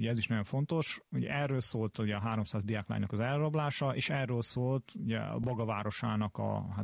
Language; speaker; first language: Hungarian; native; Hungarian